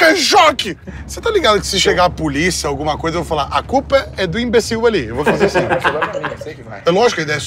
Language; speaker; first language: Portuguese; native; Portuguese